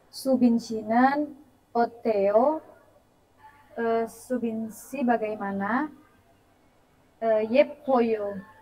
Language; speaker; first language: Korean; non-native, learner; Indonesian